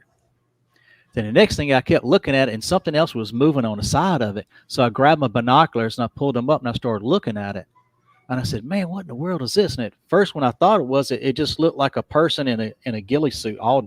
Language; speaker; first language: English; native; English